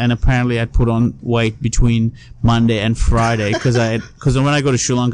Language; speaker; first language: English; non-native, local second language; Sinhala